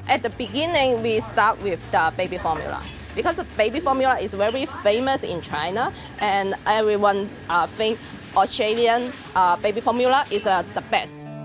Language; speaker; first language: English; non-native, learner; Chinese